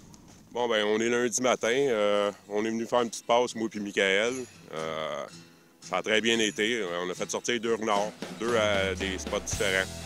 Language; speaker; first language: French; native; French